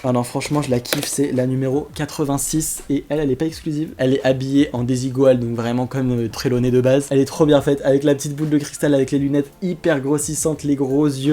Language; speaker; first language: French; native; French